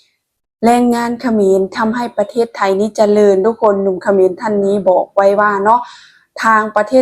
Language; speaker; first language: Thai; non-native, local second language; Lao